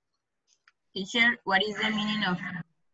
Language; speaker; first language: English; non-native, learner; Spanish